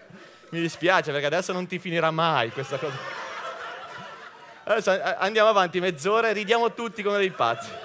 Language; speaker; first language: Italian; native; Italian